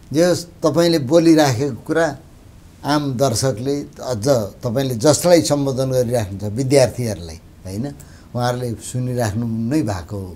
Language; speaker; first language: Nepali; native; Nepali